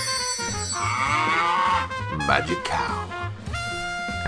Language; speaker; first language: English; native; English